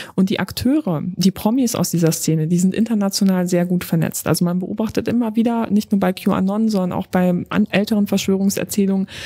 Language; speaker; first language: German; non-native, fluent; Polish